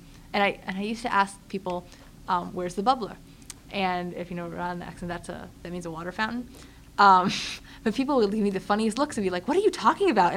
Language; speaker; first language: English; native; English